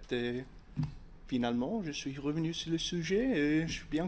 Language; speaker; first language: French; non-native, fluent; English